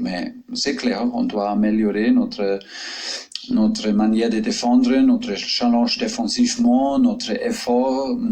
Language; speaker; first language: French; non-native, fluent; German